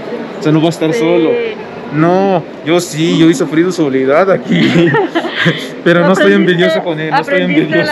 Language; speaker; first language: Spanish; non-native, fluent; Arabic